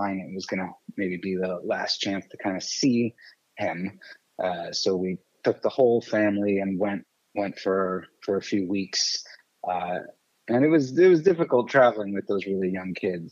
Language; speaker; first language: English; early bilingual, other home language; French